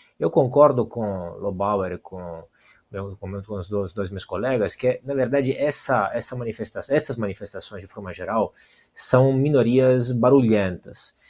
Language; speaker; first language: Portuguese; non-native, fluent; Italian